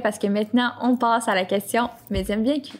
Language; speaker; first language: French; native; French